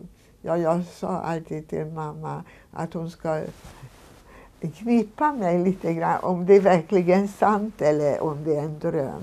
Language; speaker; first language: Swedish; non-native, fluent; Hungarian